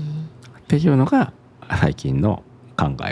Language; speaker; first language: Japanese; native; Japanese